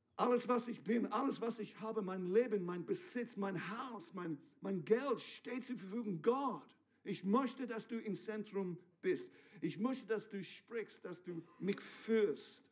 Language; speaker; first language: German; non-native, fluent; English